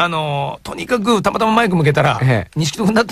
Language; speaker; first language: Japanese; native; Japanese